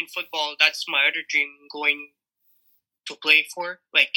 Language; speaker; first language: English; native; English